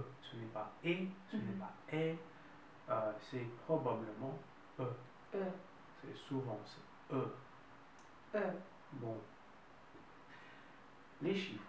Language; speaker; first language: French; non-native, fluent; Russian